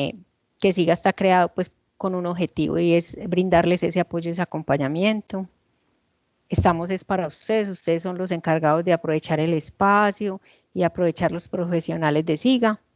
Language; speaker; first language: Spanish; native; Spanish